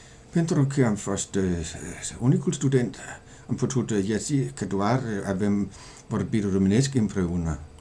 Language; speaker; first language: Romanian; non-native, fluent; Danish